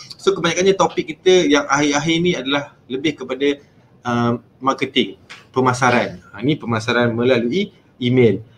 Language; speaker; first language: Malay; native; Malay